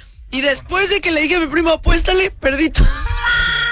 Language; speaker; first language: Spanish; native; Spanish